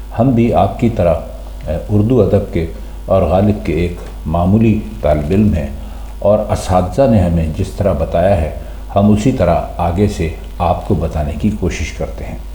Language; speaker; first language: Urdu; native; Urdu